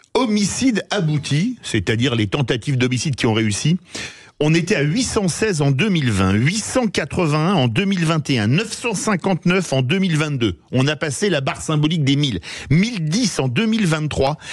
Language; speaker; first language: French; native; French